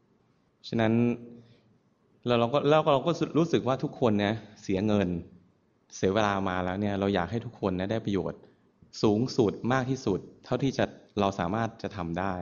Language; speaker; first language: Thai; native; Thai